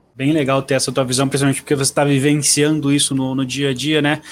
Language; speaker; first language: Portuguese; native; Portuguese